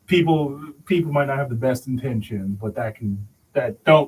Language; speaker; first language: English; native; English